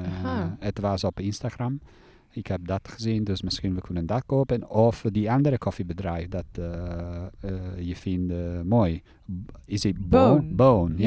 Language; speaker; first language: Dutch; non-native, fluent; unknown